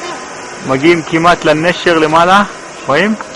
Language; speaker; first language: Hebrew; native; Hebrew